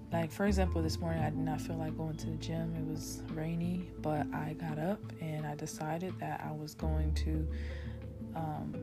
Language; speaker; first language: English; early bilingual, other home language; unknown